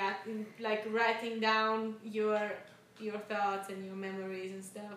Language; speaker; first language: English; non-native, fluent; Swiss German